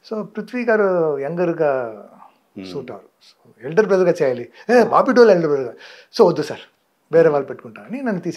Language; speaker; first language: Telugu; non-native, fluent; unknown